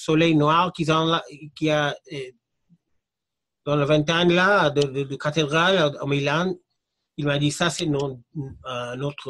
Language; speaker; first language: French; non-native, fluent; English